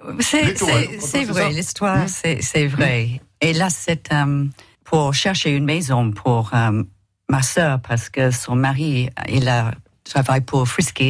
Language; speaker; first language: French; non-native, learner; English